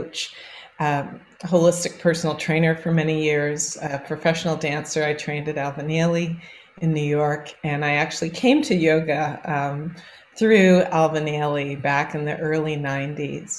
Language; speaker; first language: English; native; English